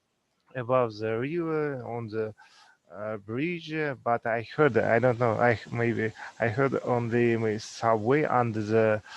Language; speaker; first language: English; non-native, learner; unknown